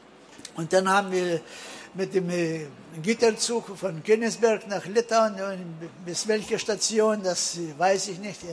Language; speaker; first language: German; early bilingual, heritage; German